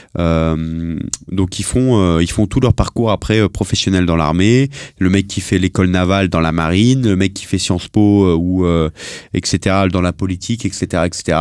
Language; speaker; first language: French; native; French